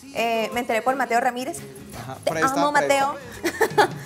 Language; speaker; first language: Spanish; native; Spanish